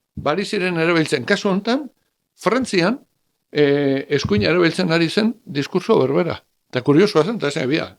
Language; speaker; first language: Basque; native; Basque